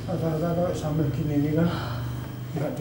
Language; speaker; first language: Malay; non-native, local second language; Javanese